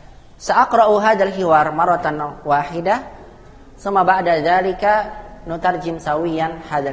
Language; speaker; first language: Arabic; non-native, fluent; Indonesian